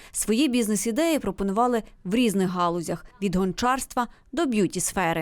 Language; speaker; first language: Ukrainian; native; Ukrainian